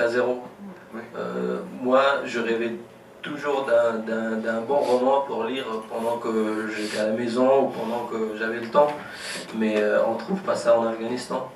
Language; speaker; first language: French; non-native, fluent; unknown